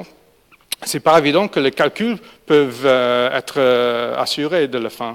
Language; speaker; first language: French; non-native, fluent; English